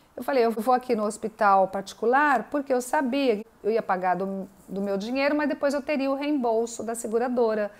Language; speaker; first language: Portuguese; native; Portuguese